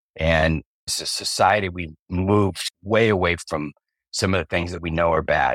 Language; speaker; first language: English; native; English